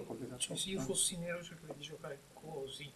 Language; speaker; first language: Italian; native; Italian